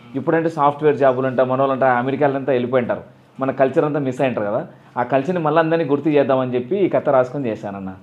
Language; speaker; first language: Telugu; native; Telugu